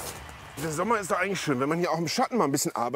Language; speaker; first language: German; native; German